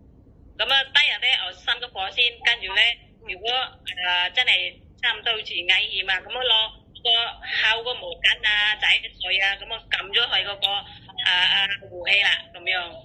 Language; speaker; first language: Cantonese; non-native, learner; Indonesian